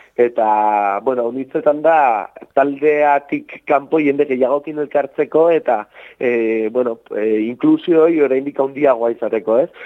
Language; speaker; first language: Basque; native; Basque